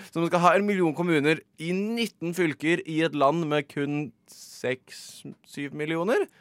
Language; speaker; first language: Norwegian; native; Norwegian